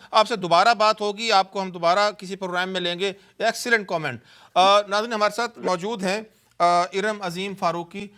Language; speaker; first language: Urdu; native; Urdu